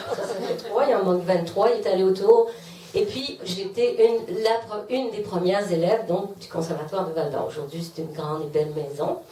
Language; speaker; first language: French; native; French